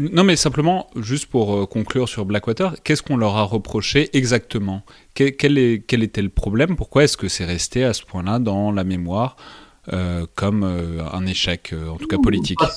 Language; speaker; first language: French; native; French